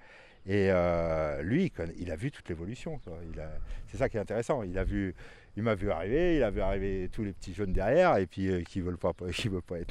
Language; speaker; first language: French; native; French